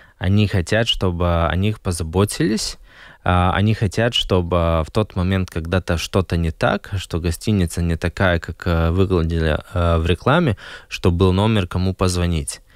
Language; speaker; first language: Russian; non-native, local second language; Latvian